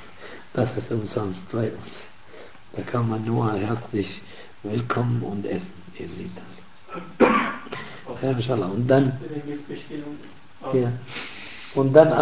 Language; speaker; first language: German; non-native, fluent; Arabic